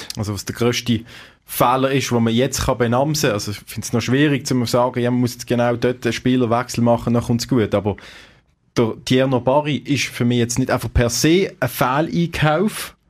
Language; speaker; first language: German; native; German